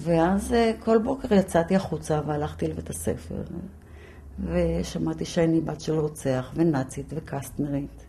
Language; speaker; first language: Hebrew; early bilingual, other home language; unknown